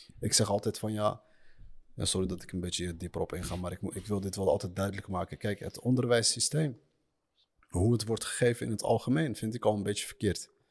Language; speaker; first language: Dutch; early bilingual, other home language; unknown